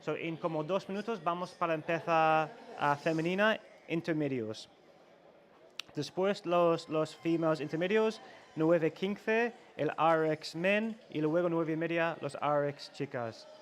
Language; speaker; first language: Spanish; non-native, learner; English